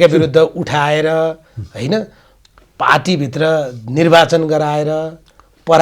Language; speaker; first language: Nepali; native; Nepali